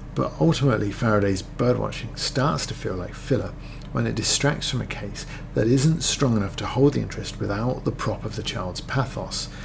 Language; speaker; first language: English; native; English